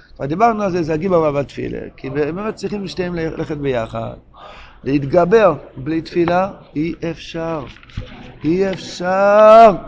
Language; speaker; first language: Hebrew; non-native, local second language; Yiddish